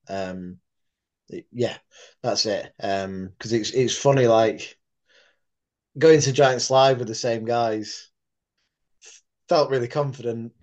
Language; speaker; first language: English; native; English